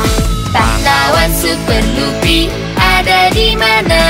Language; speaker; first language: Indonesian; non-native, fluent; Arabic